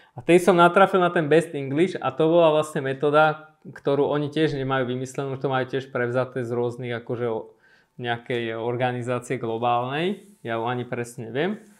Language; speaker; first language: Slovak; early bilingual, other home language; Armenian